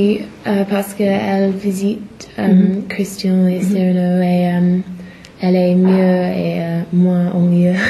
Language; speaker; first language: French; non-native, learner; English